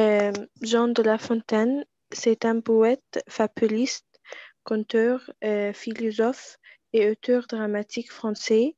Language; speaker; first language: French; non-native, learner; Arabic